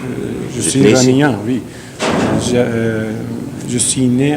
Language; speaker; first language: French; non-native, learner; Azerbaijani